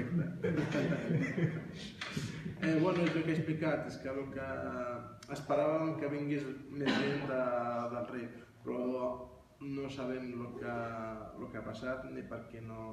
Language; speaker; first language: Catalan; non-native, fluent; Riffian